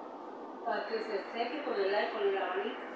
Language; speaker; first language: Spanish; native; Spanish